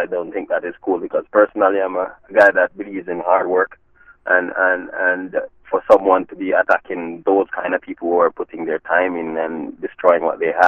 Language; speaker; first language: English; non-native, local second language; Jamaican Creole English